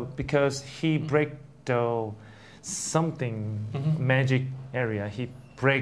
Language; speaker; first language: English; non-native, learner; Korean